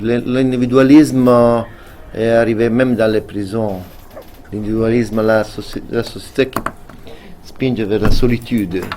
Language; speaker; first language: French; non-native, fluent; Italian